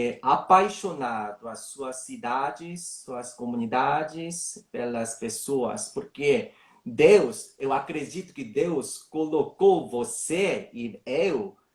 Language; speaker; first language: Portuguese; non-native, learner; Korean